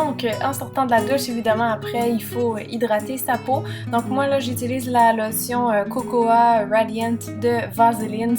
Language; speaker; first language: French; native; French